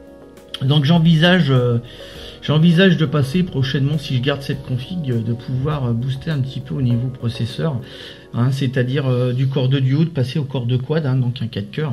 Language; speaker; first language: French; native; French